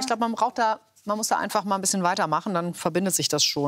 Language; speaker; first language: German; native; German